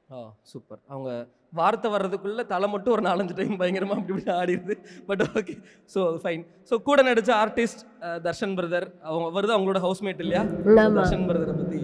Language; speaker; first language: Tamil; native; Tamil